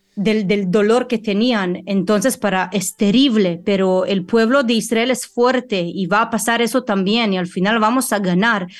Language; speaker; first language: Spanish; non-native, fluent; Russian